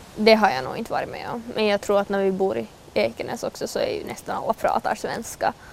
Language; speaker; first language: Swedish; native; Swedish